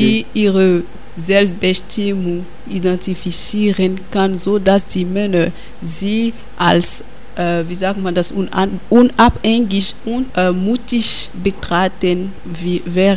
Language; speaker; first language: German; non-native, learner; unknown